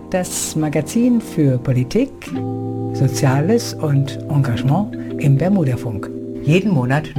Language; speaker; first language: German; native; German